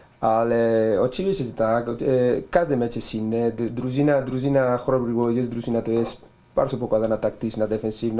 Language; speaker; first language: Polish; non-native, learner; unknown